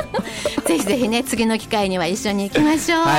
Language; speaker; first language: Japanese; native; Japanese